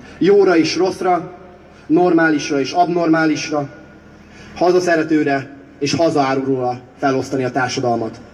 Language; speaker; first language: Hungarian; non-native, fluent; Russian